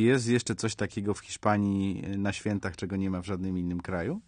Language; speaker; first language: Polish; native; Polish